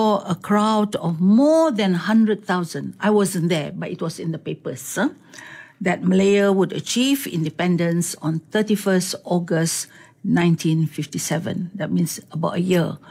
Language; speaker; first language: English; non-native, local second language; Malay